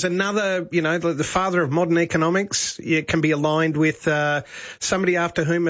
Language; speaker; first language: English; native; English